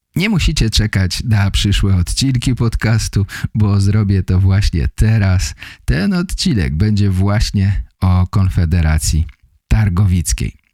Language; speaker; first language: Polish; native; Polish